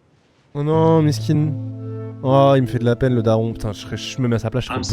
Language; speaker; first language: French; native; French